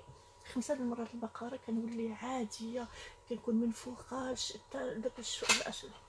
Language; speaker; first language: Arabic; native; Arabic